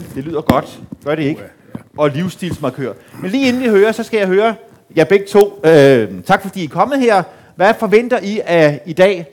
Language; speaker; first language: Danish; native; Danish